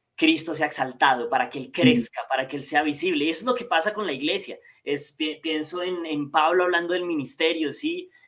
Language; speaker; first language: Spanish; native; Spanish